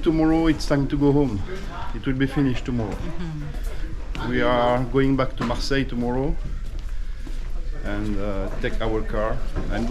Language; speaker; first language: English; non-native, learner; French